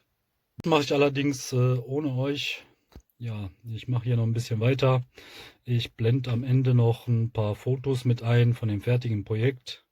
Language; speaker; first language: German; native; German